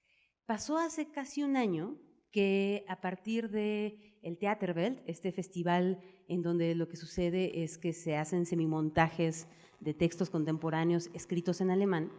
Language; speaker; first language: Spanish; native; Spanish